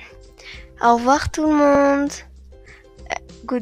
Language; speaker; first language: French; native; French